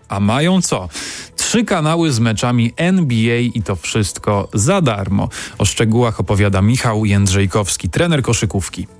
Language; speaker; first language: Polish; native; Polish